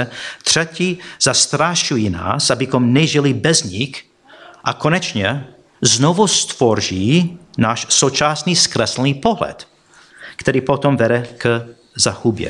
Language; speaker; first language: Czech; non-native, fluent; English